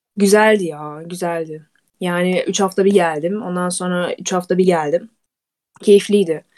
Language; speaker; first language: Turkish; native; Turkish